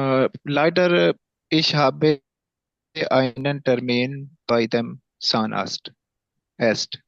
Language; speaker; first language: German; non-native, learner; Urdu